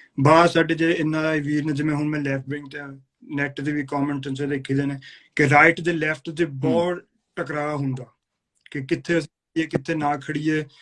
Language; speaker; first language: Punjabi; early bilingual, heritage; Punjabi